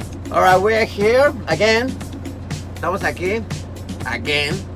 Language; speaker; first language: English; non-native, fluent; Spanish